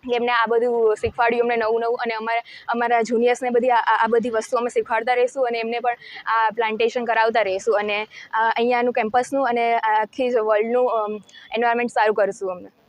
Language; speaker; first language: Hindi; non-native, local second language; Gujarati